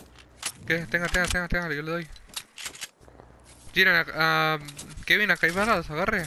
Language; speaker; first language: Spanish; native; Spanish